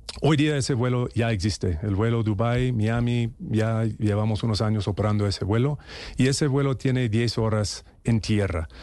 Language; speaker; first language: Spanish; non-native, fluent; English